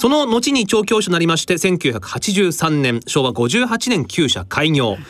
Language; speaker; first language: Japanese; native; Japanese